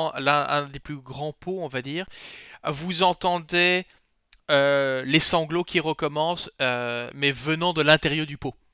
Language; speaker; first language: French; native; French